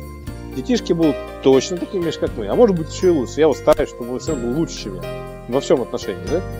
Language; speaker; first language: Russian; native; Russian